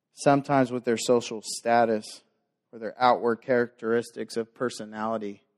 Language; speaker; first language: English; native; English